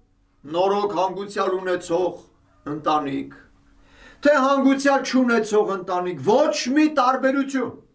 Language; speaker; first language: Armenian; native; Armenian